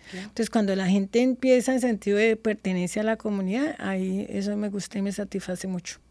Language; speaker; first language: Spanish; native; Spanish